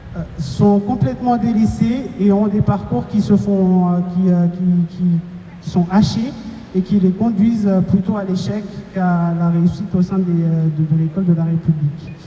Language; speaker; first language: French; non-native, local second language; Comorian